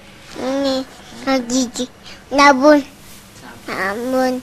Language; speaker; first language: Indonesian; native; Indonesian